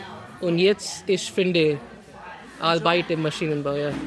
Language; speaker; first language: German; non-native, learner; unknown